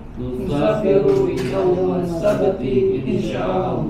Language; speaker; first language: Arabic; non-native, learner; Indonesian